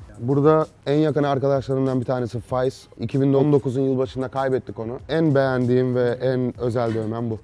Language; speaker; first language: Turkish; early bilingual, heritage; Turkish